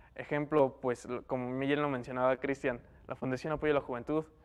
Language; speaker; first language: Spanish; native; Spanish